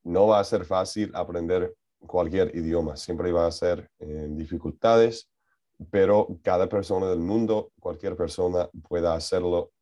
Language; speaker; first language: Spanish; non-native, learner; English